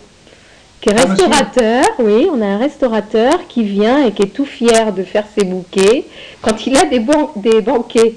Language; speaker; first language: French; native; French